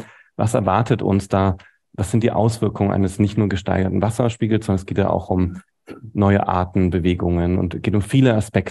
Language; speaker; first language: German; native; German